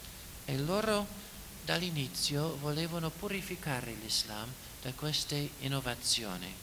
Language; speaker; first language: Italian; non-native, fluent; English